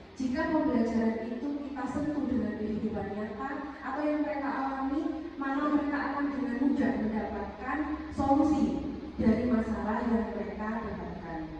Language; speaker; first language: Indonesian; native; Indonesian